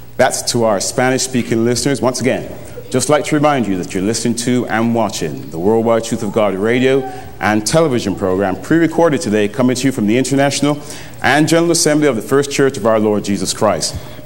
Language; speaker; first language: English; native; English